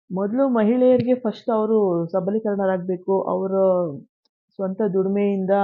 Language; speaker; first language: Kannada; native; Kannada